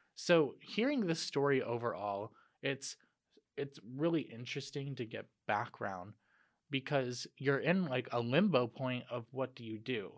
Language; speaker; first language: English; native; English